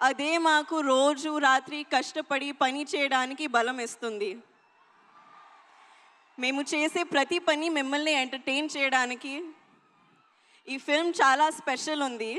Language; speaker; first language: Telugu; non-native, learner; Hindi